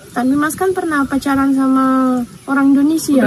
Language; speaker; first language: Indonesian; non-native, fluent; Russian